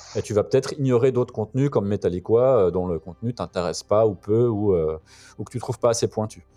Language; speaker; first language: French; native; French